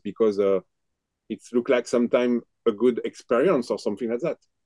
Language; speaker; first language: English; non-native, learner; French